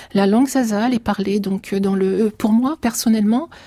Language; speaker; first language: French; early bilingual, other home language; Arabic